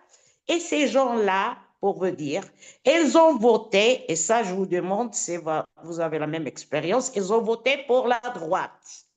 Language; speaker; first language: French; non-native, fluent; Italian